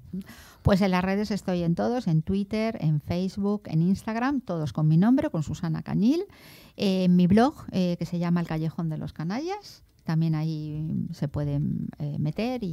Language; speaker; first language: Spanish; native; Spanish